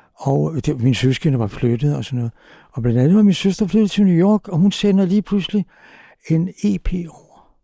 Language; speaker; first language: Danish; native; Danish